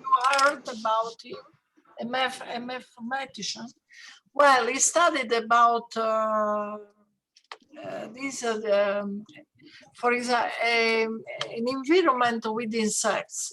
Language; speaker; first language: English; non-native, learner; Italian